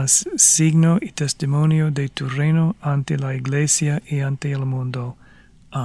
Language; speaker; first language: Spanish; non-native, fluent; English